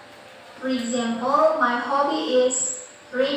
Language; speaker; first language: English; non-native, fluent; Indonesian